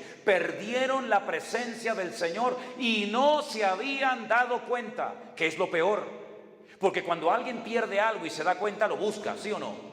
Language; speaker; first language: Spanish; native; Spanish